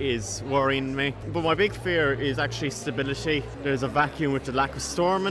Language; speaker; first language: English; native; English